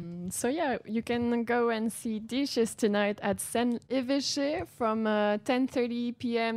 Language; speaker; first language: English; non-native, fluent; French